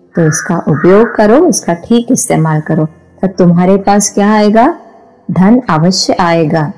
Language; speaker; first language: Hindi; non-native, local second language; Malayalam